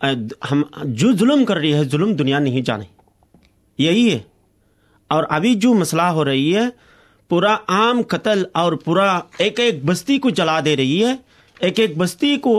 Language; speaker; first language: Hindi; non-native, fluent; Rohingya